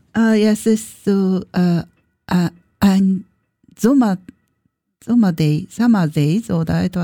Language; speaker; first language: German; non-native, learner; Japanese